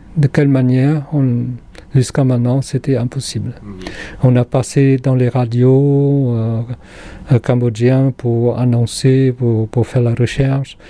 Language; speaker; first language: French; non-native, fluent; Khmer